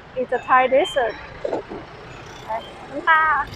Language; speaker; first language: English; non-native, learner; Thai